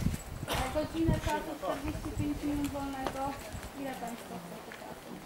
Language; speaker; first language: Polish; native; Polish